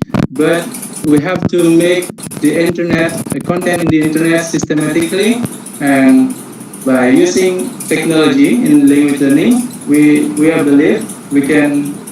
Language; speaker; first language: English; non-native, fluent; Indonesian